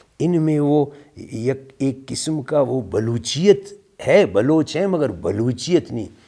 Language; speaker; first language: Urdu; non-native, local second language; Brahui